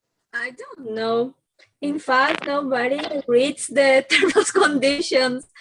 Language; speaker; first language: English; non-native, learner; Spanish